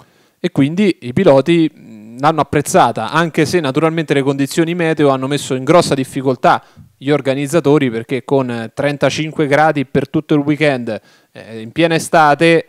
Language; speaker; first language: Italian; native; Italian